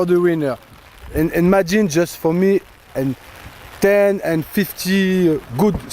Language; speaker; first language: English; non-native, learner; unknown